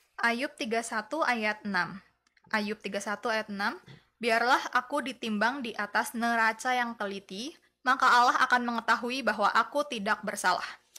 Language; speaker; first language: Indonesian; native; Indonesian